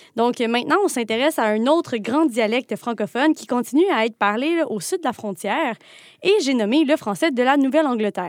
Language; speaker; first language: French; native; French